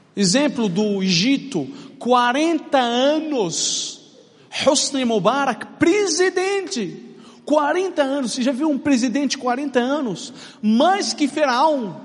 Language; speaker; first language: Portuguese; non-native, fluent; Arabic